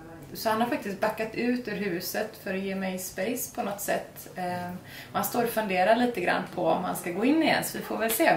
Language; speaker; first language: Swedish; native; Swedish